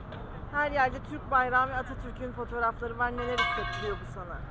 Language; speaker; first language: Turkish; native; Turkish